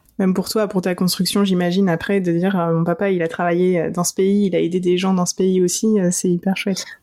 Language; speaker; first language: French; native; French